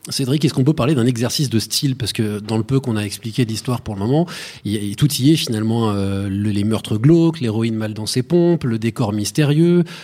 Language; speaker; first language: French; native; French